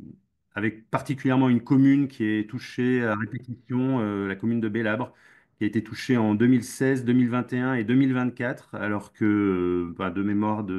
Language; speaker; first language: French; native; French